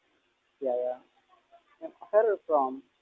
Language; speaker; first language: English; non-native, learner; Bangla